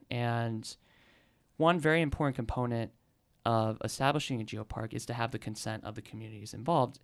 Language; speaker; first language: English; native; English